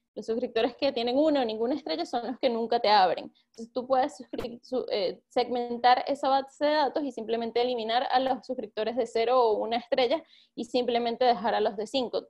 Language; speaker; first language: Spanish; native; Spanish